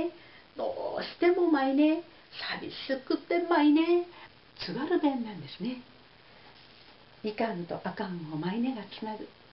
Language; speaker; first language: Japanese; native; Japanese